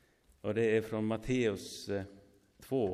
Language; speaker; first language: Swedish; non-native, fluent; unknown